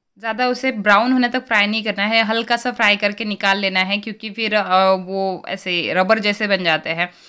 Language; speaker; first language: Hindi; native; Hindi